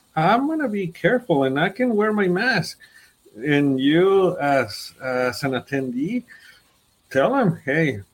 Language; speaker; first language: English; non-native, fluent; Spanish